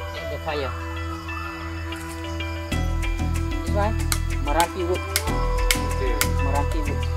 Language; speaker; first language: English; non-native, learner; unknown